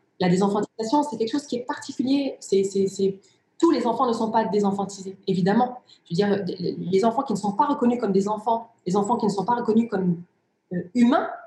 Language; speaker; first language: French; early bilingual, other home language; Riffian